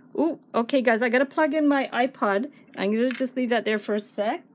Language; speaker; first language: English; native; English